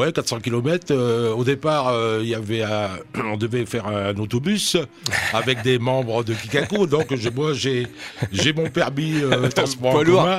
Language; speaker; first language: French; native; French